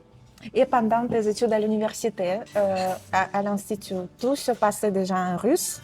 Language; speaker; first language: French; non-native, fluent; Russian